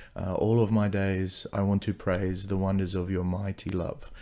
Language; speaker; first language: English; non-native, local second language; Afrikaans